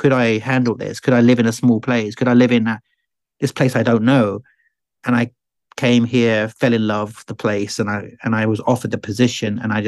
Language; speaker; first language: English; native; English